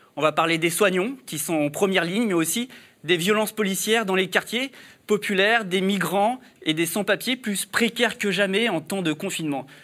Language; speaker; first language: French; native; French